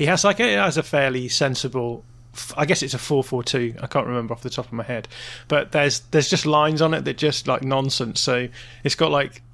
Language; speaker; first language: English; native; English